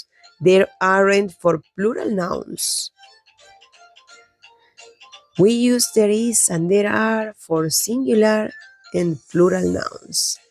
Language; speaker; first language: English; non-native, fluent; Spanish